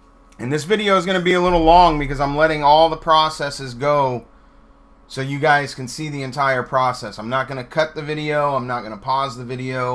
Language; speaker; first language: English; native; English